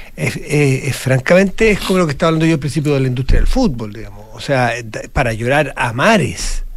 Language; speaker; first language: Spanish; native; Spanish